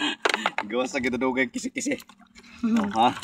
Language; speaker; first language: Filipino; non-native, local second language; Cebuano